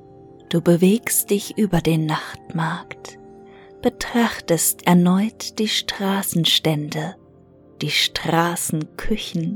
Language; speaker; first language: German; native; German